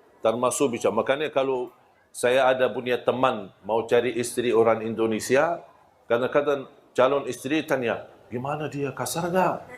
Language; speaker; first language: Malay; non-native, fluent; Arabic